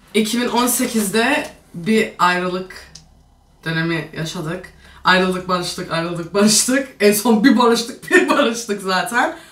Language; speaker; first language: Turkish; early bilingual, heritage; Turkish